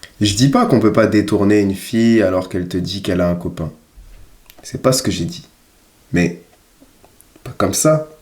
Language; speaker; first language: French; native; French